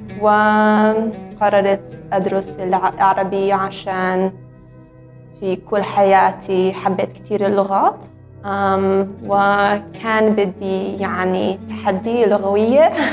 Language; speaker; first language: Arabic; non-native, fluent; Hungarian